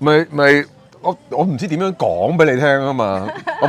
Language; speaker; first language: Cantonese; native; Cantonese